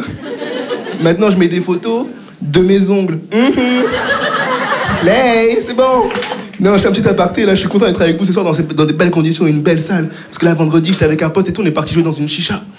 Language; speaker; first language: French; native; French